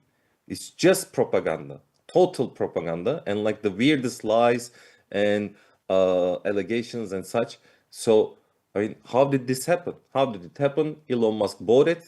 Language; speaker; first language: English; non-native, fluent; Turkish